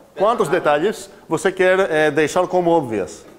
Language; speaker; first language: Portuguese; non-native, fluent; Greek